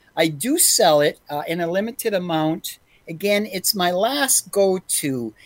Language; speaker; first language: English; native; English